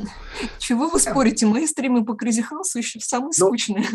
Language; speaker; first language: Russian; native; Russian